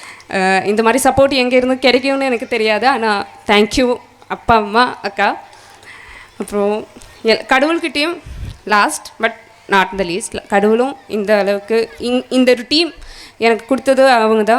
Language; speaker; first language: Tamil; non-native, learner; Malayalam